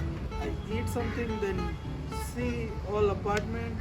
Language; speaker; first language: English; non-native, learner; Hindi